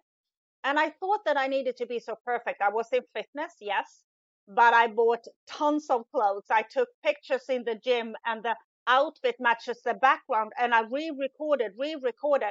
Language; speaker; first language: English; non-native, fluent; Swedish